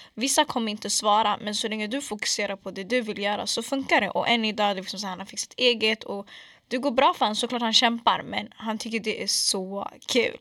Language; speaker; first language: Swedish; early bilingual, other home language; Arabic